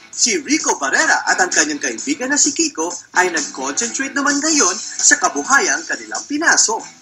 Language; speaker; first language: Filipino; native; Filipino